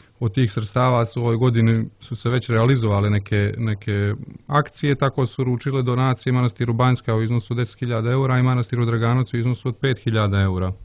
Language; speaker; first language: Croatian; native; Croatian